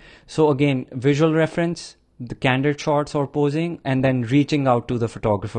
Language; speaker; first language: English; non-native, local second language; Punjabi